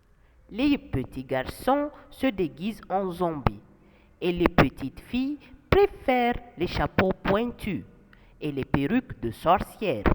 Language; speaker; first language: French; non-native, fluent; Arabic